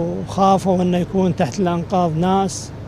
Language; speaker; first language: Arabic; native; Arabic